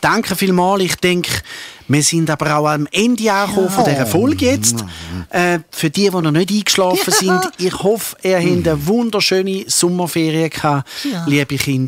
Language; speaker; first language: German; native; German